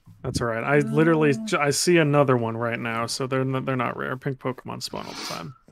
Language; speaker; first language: English; native; English